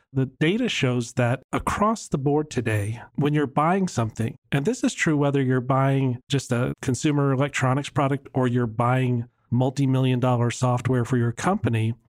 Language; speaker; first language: English; native; English